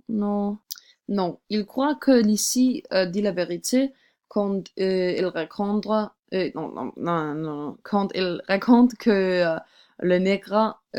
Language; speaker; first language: French; non-native, learner; English